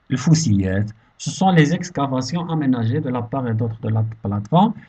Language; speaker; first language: French; non-native, local second language; Arabic